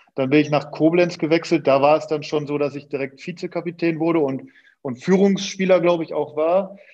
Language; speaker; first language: German; native; German